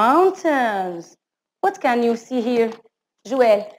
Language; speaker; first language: English; non-native, fluent; Arabic